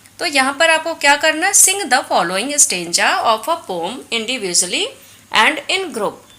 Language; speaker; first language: Hindi; native; Hindi